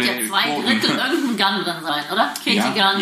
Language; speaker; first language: German; native; German